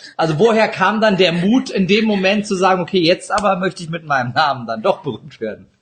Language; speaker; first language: German; native; German